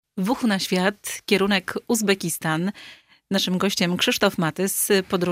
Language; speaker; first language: Polish; native; Polish